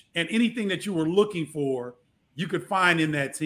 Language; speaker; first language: English; native; English